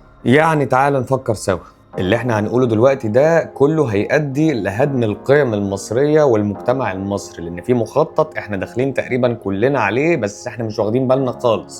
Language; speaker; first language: Arabic; native; Arabic